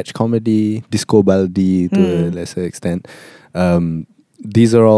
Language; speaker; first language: English; non-native, local second language; Malay